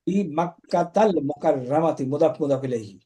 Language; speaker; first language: Arabic; non-native, fluent; Bangla